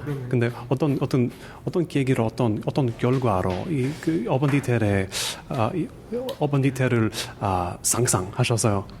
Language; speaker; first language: Korean; non-native, learner; English